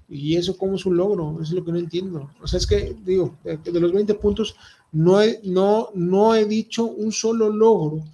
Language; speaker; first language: Spanish; native; Spanish